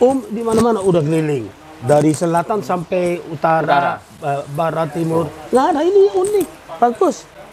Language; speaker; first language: Indonesian; non-native, learner; Dutch